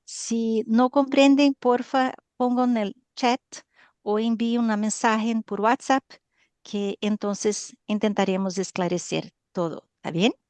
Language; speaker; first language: Spanish; non-native, learner; Portuguese